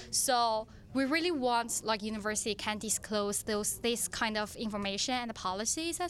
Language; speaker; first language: English; non-native, fluent; Chinese